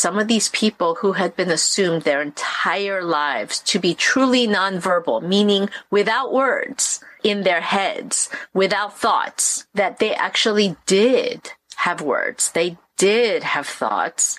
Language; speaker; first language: English; early bilingual, other home language; Korean